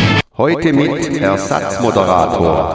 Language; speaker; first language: German; native; German